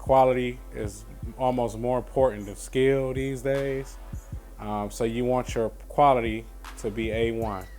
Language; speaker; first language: English; native; English